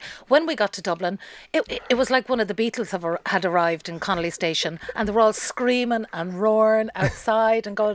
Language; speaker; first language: English; native; English